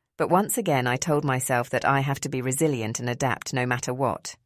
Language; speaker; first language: English; early bilingual, other home language; Spanish